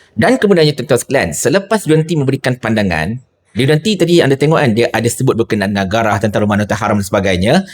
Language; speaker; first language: Malay; native; Malay